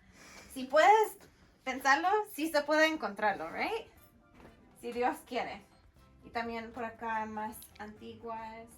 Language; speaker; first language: Spanish; early bilingual, heritage; Spanish